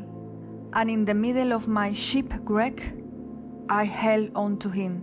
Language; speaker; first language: English; non-native, fluent; Spanish